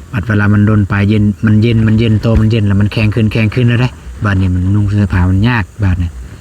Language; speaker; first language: Lao; native; Lao